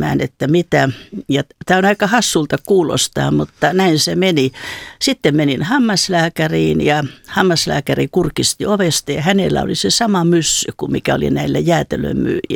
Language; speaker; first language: Finnish; native; Finnish